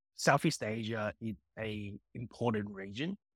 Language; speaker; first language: English; native; English